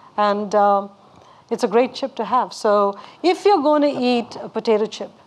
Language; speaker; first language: English; non-native, local second language; Tamil